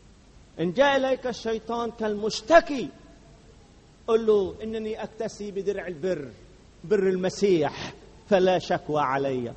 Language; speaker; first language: Arabic; native; Arabic